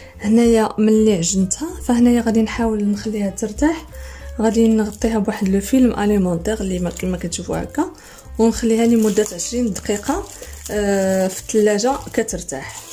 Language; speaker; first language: Arabic; native; Arabic